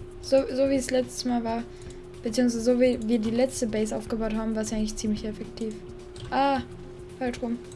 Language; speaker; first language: German; native; German